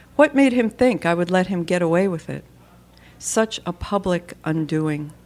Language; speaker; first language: English; native; English